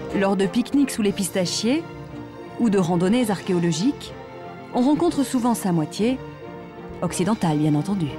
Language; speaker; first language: French; native; French